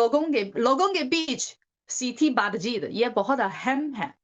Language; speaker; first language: Hindi; non-native, learner; Chinese